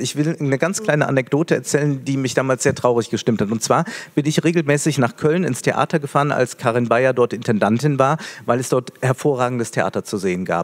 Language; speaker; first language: German; native; German